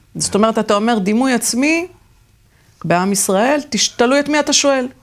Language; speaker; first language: Hebrew; native; Hebrew